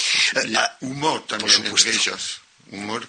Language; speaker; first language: Spanish; non-native, local second language; French